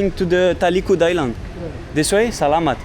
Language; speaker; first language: English; non-native, learner; French